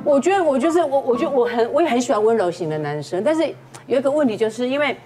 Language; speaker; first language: Chinese; native; Chinese